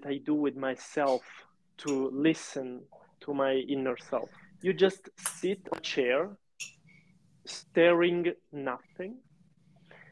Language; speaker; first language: English; non-native, fluent; Italian